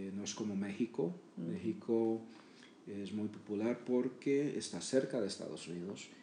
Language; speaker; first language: Spanish; native; Spanish